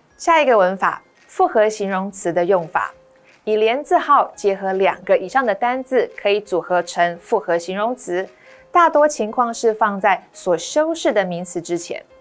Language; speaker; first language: Chinese; native; Chinese